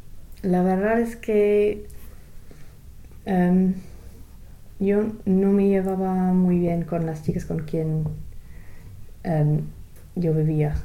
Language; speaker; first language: Spanish; non-native, fluent; English